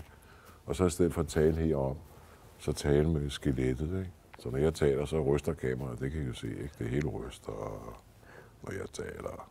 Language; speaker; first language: Danish; native; Danish